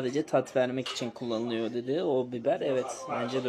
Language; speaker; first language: Turkish; native; Turkish